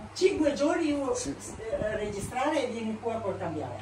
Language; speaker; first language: Italian; non-native, learner; Albanian